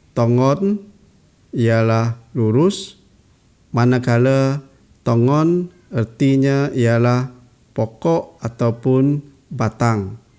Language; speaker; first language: Malay; non-native, local second language; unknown